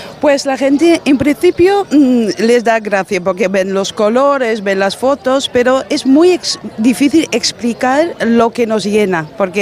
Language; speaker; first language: Spanish; non-native, fluent; Dutch